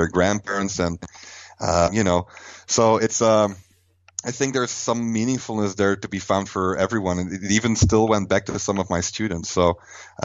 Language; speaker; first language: English; non-native, fluent; Dutch